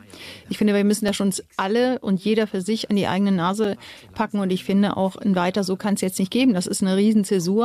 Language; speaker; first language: German; native; German